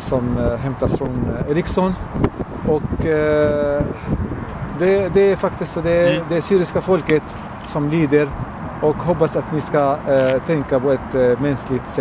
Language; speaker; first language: Swedish; non-native, fluent; Arabic